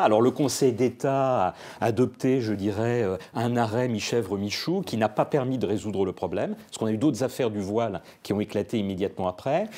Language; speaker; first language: French; native; French